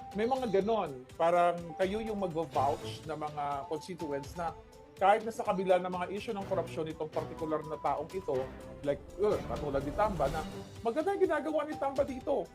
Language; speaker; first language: Filipino; native; Filipino